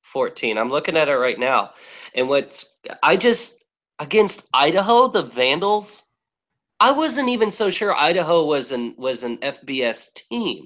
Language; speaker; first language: English; native; English